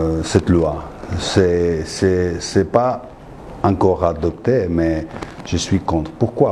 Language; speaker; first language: French; non-native, fluent; Georgian